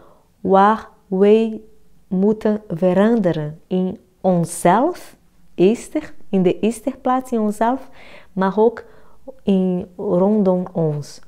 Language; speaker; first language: Dutch; non-native, fluent; Portuguese